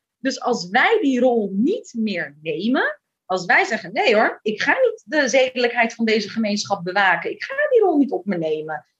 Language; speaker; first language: Dutch; early bilingual, other home language; Turkish